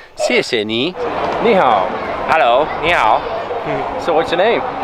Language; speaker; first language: Chinese; non-native, learner; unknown